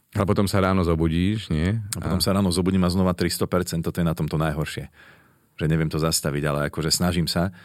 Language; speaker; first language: Slovak; native; Slovak